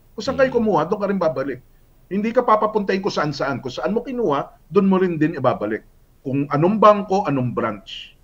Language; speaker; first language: Filipino; native; Filipino